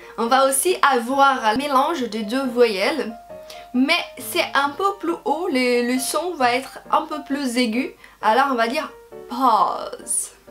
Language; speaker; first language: French; non-native, fluent; Portuguese